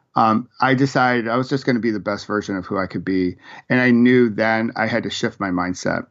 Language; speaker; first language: English; native; English